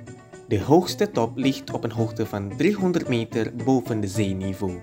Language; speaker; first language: Dutch; non-native, fluent; Indonesian